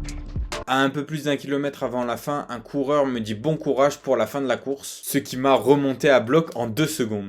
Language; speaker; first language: French; native; French